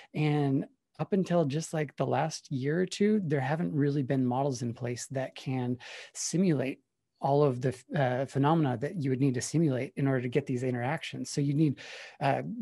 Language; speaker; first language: English; native; English